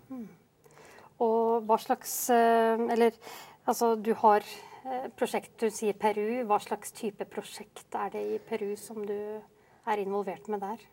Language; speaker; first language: Norwegian; native; Norwegian